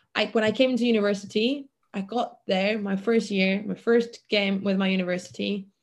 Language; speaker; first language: English; non-native, fluent; Catalan